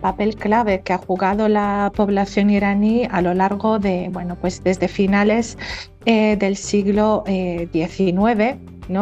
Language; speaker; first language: Spanish; native; Spanish